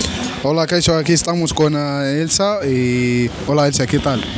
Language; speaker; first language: Spanish; non-native, learner; Arabic